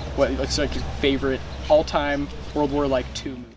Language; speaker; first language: English; native; English